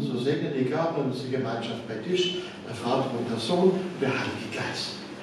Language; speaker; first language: German; native; German